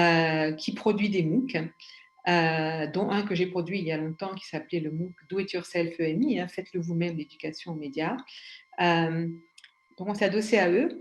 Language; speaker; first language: French; native; French